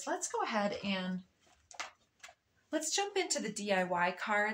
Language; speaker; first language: English; native; English